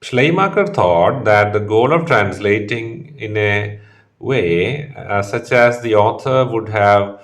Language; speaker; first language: English; non-native, local second language; Malayalam